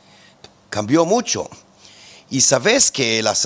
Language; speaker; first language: Spanish; non-native, fluent; Hebrew